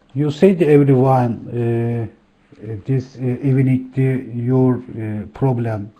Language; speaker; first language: English; non-native, learner; Turkish